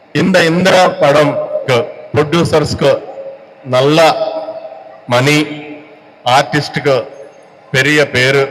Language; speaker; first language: Tamil; non-native, learner; Telugu